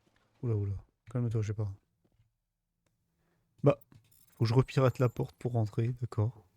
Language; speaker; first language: French; native; French